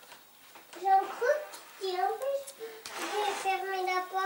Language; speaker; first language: French; native; French